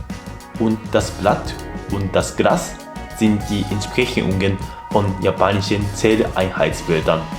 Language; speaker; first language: German; non-native, fluent; Japanese